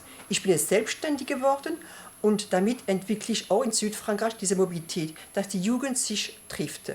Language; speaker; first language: German; early bilingual, heritage; French